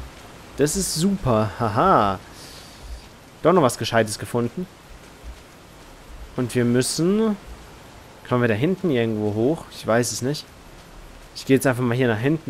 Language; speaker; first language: German; native; German